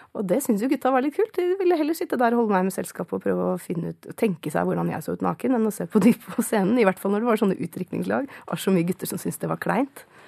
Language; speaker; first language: Norwegian; native; Norwegian